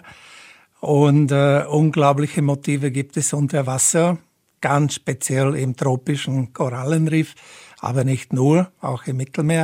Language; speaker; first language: German; native; German